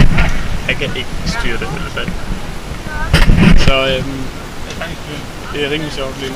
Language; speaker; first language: Danish; native; Danish